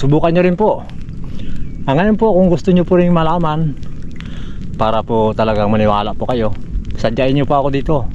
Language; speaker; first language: Filipino; native; Filipino